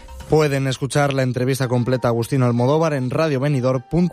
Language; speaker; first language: Spanish; native; Spanish